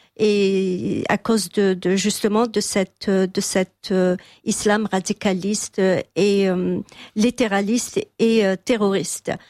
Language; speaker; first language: French; non-native, local second language; Arabic